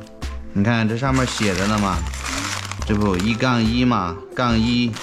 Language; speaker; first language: Chinese; native; Chinese